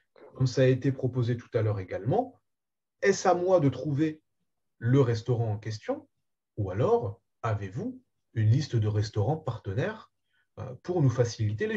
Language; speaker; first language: French; native; French